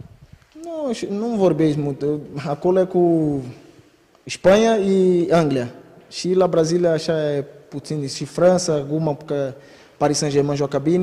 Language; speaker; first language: Romanian; non-native, learner; Portuguese